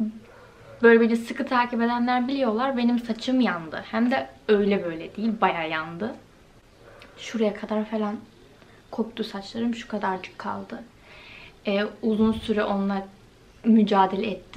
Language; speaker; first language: Turkish; native; Turkish